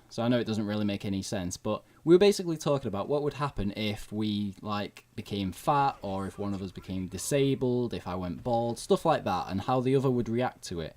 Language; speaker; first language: English; native; English